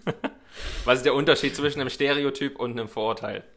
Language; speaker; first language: German; native; German